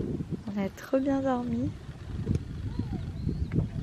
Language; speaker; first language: French; native; French